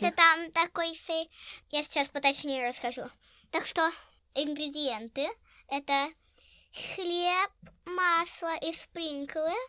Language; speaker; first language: Russian; early bilingual, heritage; Russian